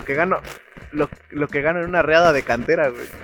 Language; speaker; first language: Spanish; native; Spanish